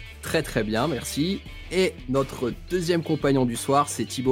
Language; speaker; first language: French; native; French